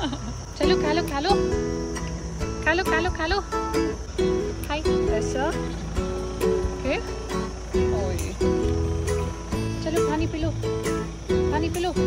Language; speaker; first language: Hindi; non-native, learner; German